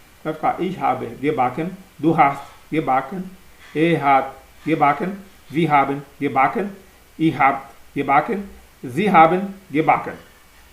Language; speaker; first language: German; non-native, learner; Portuguese